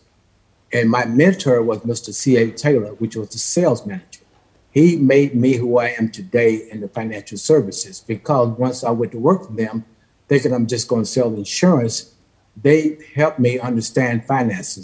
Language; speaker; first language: English; native; English